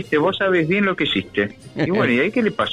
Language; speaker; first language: Spanish; native; Spanish